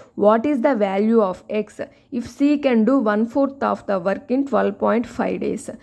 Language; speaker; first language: English; non-native, local second language; Telugu